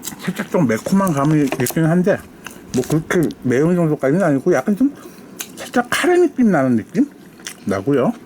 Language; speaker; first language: Korean; native; Korean